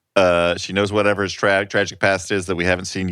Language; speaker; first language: English; native; English